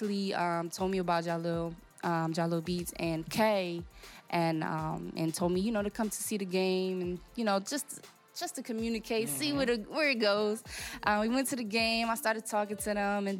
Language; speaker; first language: English; non-native, fluent; Portuguese